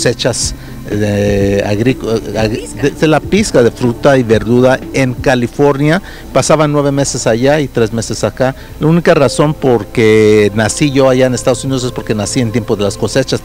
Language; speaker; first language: Spanish; early bilingual, heritage; Spanish